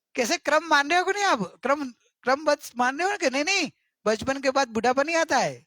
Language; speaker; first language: Hindi; non-native, local second language; Gujarati